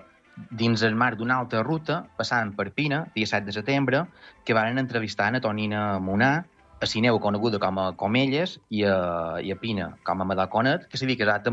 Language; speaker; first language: Catalan; native; Catalan